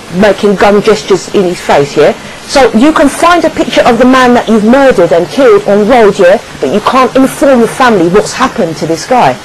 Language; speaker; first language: English; native; English